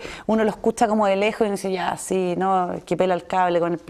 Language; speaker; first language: Spanish; native; Spanish